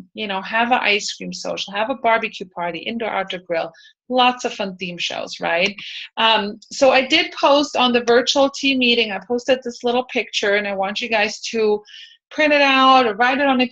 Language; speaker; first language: English; native; English